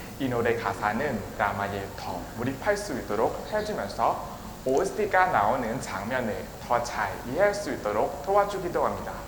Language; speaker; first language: Korean; non-native, learner; Thai